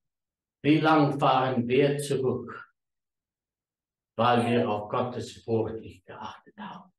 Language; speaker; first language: German; non-native, learner; Afrikaans